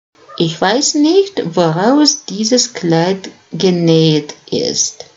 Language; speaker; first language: German; non-native, fluent; Russian